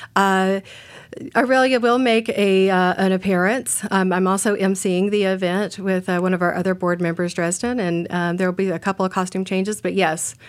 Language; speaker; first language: English; native; English